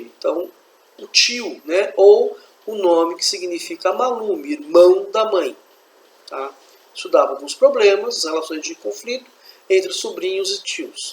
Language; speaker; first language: Portuguese; native; Portuguese